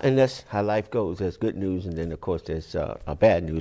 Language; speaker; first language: English; native; English